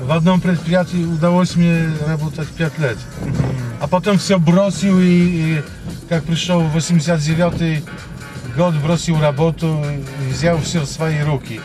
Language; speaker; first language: Russian; non-native, learner; Polish